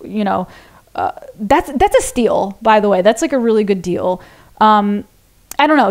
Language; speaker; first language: English; native; English